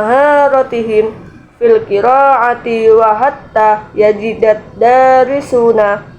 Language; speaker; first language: Arabic; non-native, learner; Indonesian